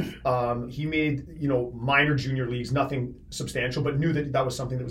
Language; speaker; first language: English; native; English